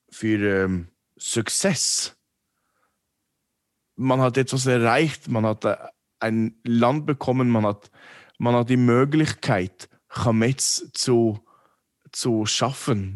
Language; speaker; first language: German; non-native, fluent; English